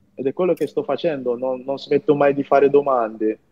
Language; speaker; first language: Italian; non-native, fluent; French